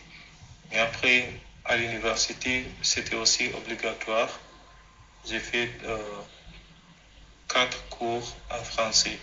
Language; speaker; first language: French; non-native, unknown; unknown